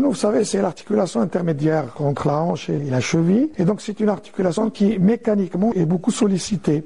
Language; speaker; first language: French; non-native, local second language; Arabic